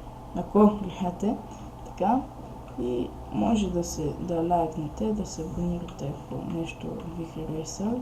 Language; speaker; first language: Bulgarian; native; Bulgarian